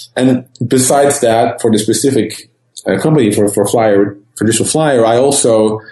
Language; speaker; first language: English; non-native, fluent; Dutch